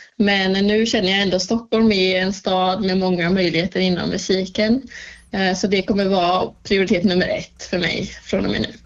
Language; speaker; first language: Swedish; native; Swedish